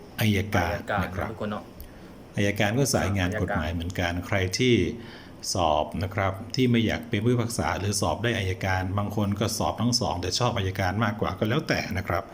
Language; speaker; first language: Thai; native; Thai